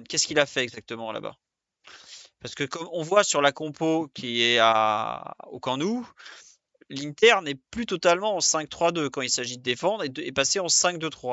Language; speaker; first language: French; native; French